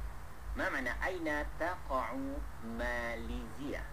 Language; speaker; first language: Arabic; non-native, fluent; Malay